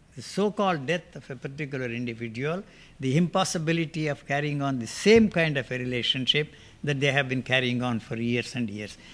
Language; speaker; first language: English; non-native, local second language; Telugu